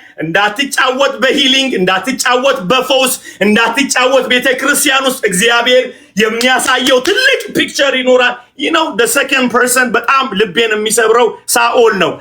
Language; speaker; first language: Amharic; native; Amharic